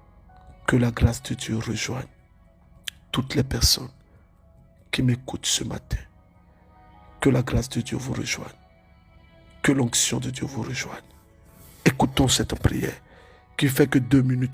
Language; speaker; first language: French; native; French